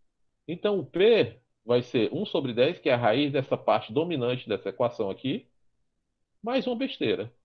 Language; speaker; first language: Portuguese; native; Portuguese